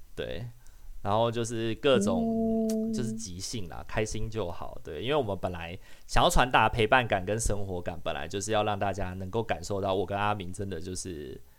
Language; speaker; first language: Chinese; non-native, local second language; Min Nan Chinese